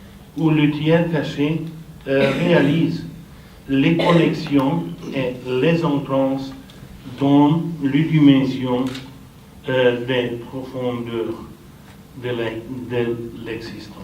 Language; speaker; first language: French; non-native, fluent; Romanian